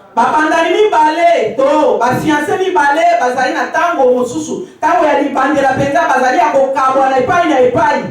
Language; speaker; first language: Lingala; native; Lingala